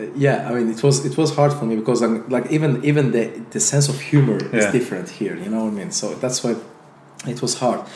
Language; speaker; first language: English; non-native, fluent; Azerbaijani